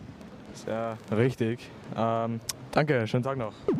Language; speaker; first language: German; non-native, local second language; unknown